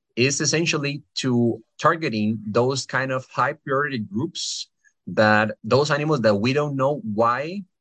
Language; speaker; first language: English; non-native, fluent; Spanish